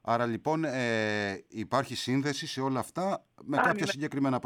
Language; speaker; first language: Greek; native; Greek